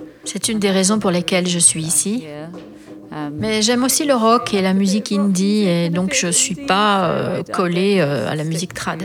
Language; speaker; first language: French; non-native, fluent; English